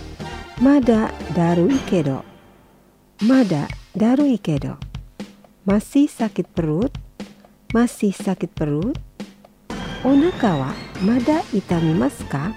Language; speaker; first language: Japanese; non-native, fluent; Indonesian